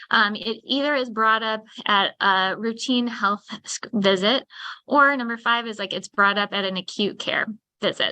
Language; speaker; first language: English; native; English